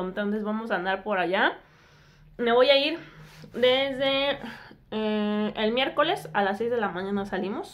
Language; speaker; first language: Spanish; native; Spanish